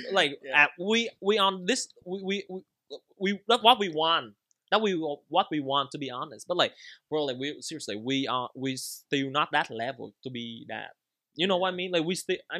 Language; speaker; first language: English; non-native, learner; Vietnamese